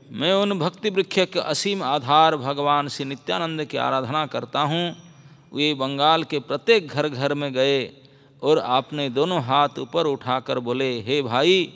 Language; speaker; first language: Hindi; non-native, local second language; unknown